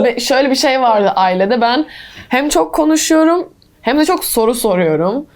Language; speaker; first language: Turkish; early bilingual, heritage; English